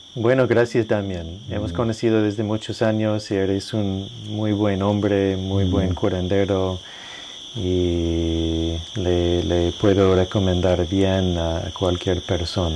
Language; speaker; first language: Spanish; non-native, fluent; English